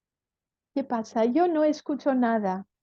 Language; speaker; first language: Spanish; non-native, fluent; Greek